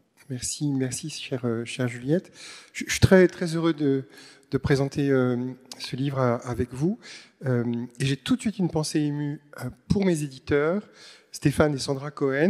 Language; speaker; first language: French; native; French